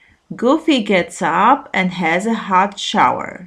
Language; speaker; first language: English; non-native, fluent; Polish